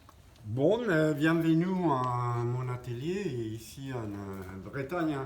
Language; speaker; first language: French; non-native, fluent; Spanish